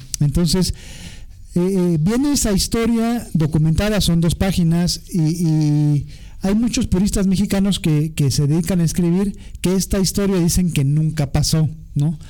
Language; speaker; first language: Spanish; native; Spanish